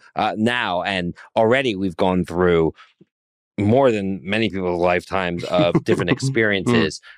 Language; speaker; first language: English; native; English